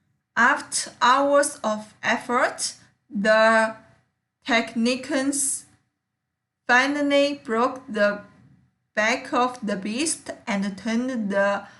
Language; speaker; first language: English; non-native, learner; Chinese